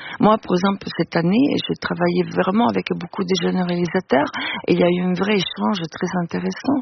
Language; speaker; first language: French; non-native, fluent; Italian